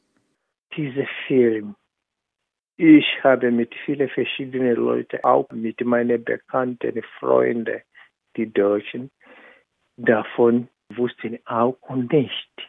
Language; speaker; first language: German; non-native, fluent; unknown